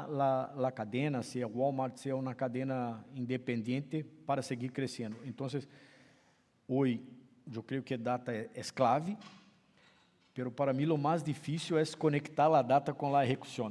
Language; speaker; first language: Spanish; non-native, fluent; Portuguese